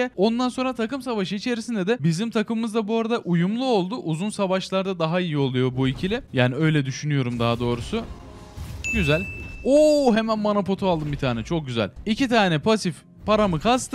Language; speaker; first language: Turkish; native; Turkish